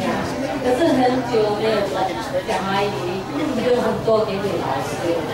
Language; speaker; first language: Chinese; non-native, local second language; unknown